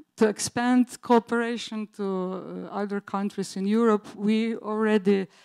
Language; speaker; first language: English; non-native, learner; Slovenian